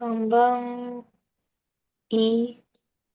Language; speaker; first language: Japanese; non-native, learner; Indonesian